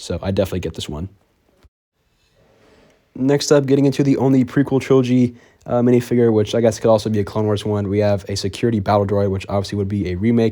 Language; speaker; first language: English; native; English